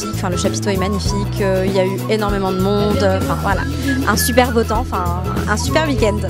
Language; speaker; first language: French; native; French